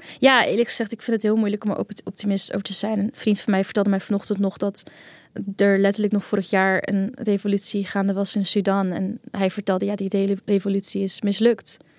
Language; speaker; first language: Dutch; early bilingual, other home language; Kurdish